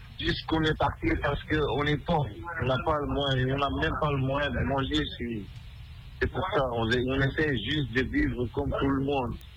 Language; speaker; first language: French; non-native, fluent; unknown